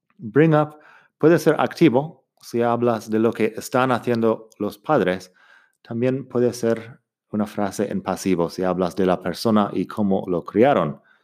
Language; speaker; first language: Spanish; non-native, fluent; English